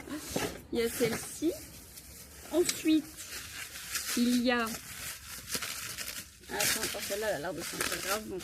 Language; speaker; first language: French; native; French